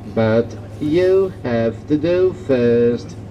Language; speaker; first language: English; non-native, fluent; Dutch